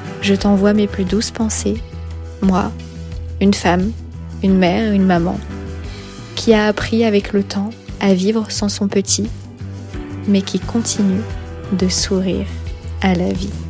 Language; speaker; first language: French; native; French